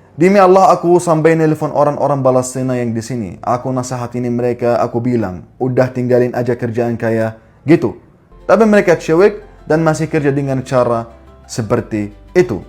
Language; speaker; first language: Indonesian; non-native, fluent; Arabic